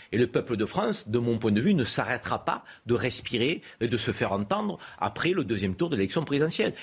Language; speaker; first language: French; native; French